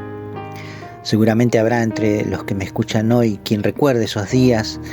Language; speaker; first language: Spanish; native; Spanish